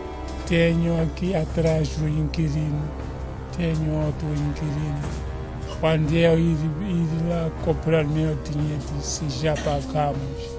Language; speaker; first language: Portuguese; non-native, local second language; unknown